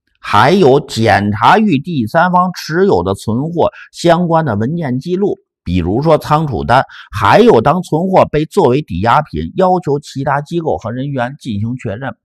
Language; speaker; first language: Chinese; native; Chinese